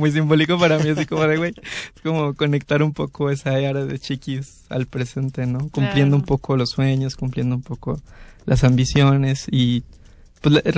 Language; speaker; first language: Spanish; native; Spanish